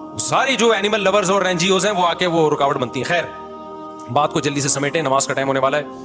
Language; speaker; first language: Urdu; native; Urdu